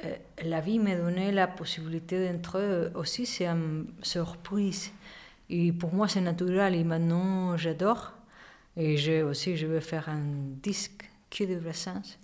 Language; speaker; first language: French; non-native, learner; Spanish